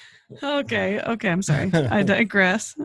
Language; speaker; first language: English; native; English